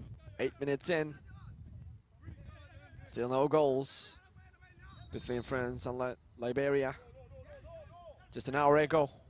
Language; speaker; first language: English; non-native, fluent; Turkish